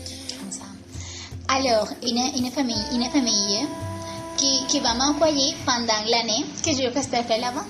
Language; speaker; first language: French; non-native, learner; Spanish